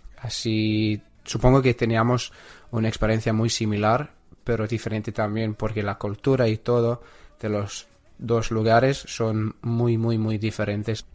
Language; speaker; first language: Spanish; non-native, learner; English